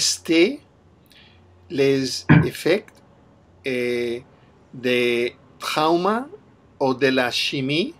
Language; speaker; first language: French; non-native, learner; English